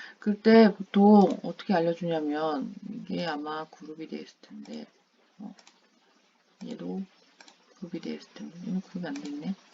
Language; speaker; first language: Korean; non-native, fluent; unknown